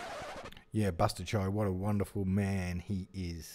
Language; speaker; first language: English; native; English